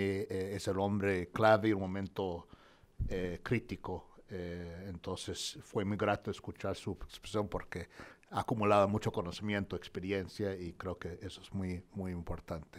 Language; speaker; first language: Spanish; non-native, fluent; English